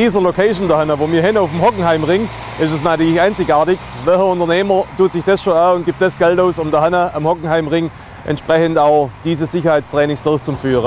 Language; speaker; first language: German; native; German